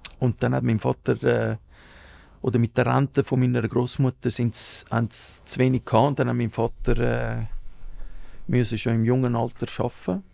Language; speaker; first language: German; early bilingual, other home language; Spanish